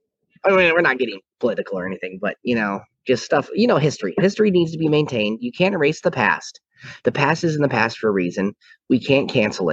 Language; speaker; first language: English; native; English